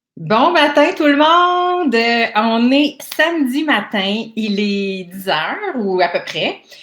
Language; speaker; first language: French; native; French